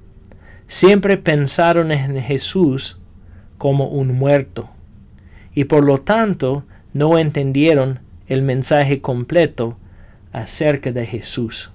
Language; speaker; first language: Spanish; non-native, fluent; English